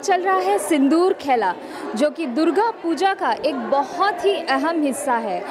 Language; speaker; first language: Hindi; non-native, local second language; Bangla